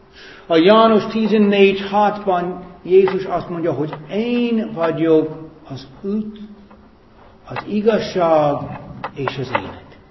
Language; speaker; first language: Hungarian; non-native, fluent; English